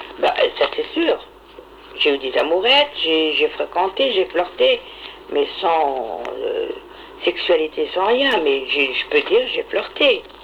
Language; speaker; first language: French; non-native, local second language; Arabic